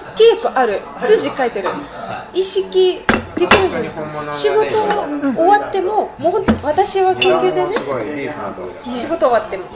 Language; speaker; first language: Japanese; non-native, fluent; Russian